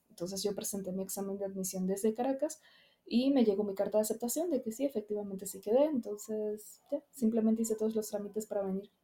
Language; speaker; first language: Spanish; native; Spanish